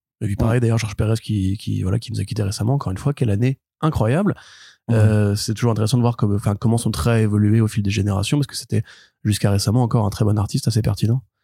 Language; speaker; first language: French; native; French